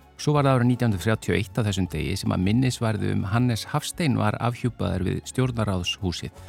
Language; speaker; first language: Icelandic; native; Icelandic